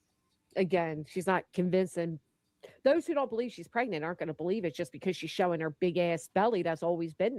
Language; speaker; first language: English; native; English